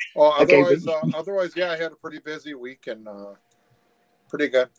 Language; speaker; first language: English; native; English